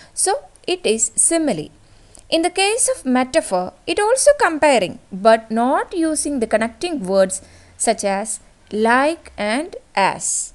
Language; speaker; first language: English; non-native, local second language; Malayalam